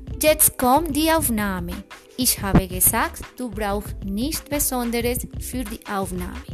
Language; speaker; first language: German; non-native, fluent; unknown